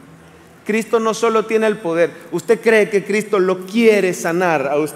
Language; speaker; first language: Spanish; native; Spanish